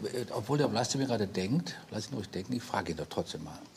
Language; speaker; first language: German; native; German